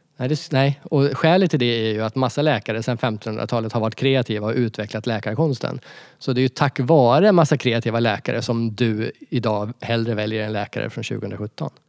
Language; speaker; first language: Swedish; native; Swedish